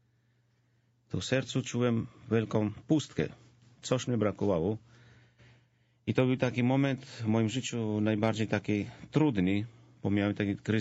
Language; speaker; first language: Polish; non-native, fluent; Georgian